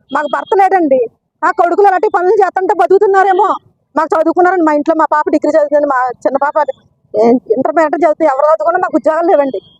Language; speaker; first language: Telugu; native; Telugu